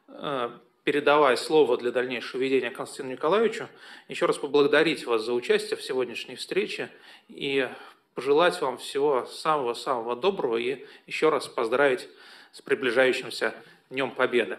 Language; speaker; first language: Russian; native; Russian